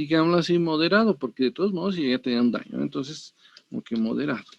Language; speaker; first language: Spanish; native; Spanish